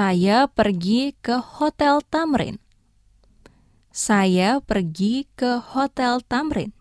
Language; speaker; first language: Indonesian; non-native, fluent; Japanese